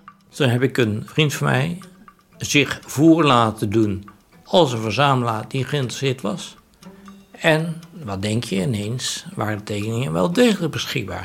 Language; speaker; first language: Dutch; native; Dutch